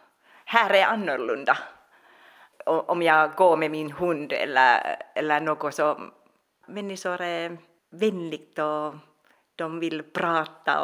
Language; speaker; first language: Swedish; non-native, local second language; Finnish